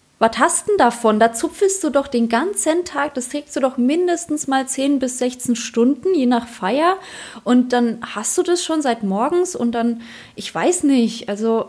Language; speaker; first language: German; early bilingual, other home language; Polish